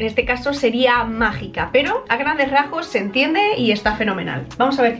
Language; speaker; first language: Spanish; native; Spanish